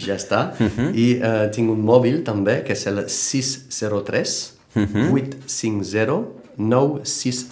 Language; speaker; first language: Catalan; non-native, fluent; French